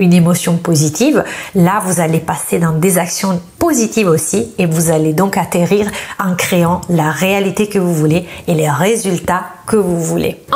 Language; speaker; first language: French; non-native, fluent; Italian